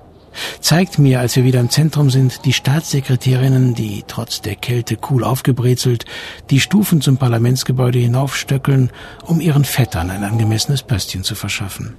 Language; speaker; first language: German; native; German